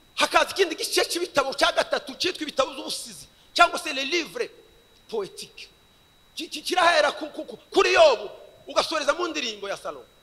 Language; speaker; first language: Kinyarwanda; early bilingual, heritage; Kinyarwanda